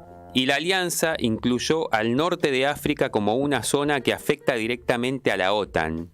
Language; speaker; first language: Spanish; native; Spanish